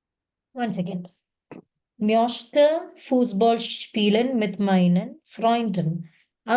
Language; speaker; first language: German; non-native, fluent; Malayalam